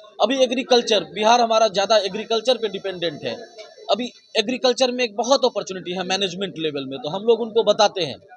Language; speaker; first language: Hindi; native; Hindi